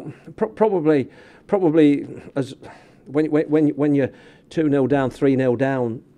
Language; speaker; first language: English; native; English